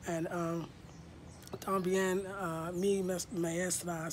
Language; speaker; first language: Spanish; non-native, learner; English